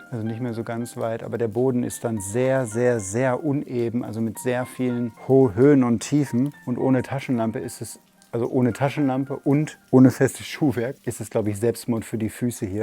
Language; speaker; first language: German; native; German